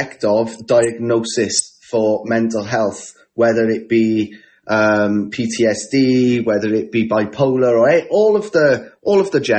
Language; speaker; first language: English; native; English